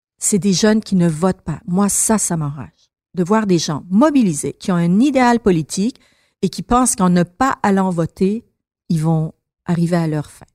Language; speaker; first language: French; early bilingual, other home language; Persian